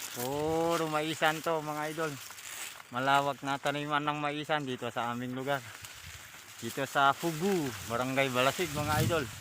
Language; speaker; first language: Filipino; non-native, local second language; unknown